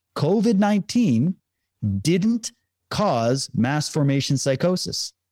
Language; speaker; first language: English; native; English